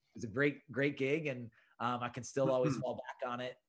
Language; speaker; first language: English; native; English